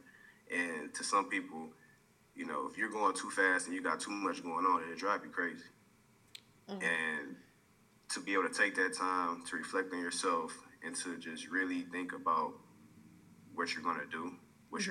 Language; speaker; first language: English; native; English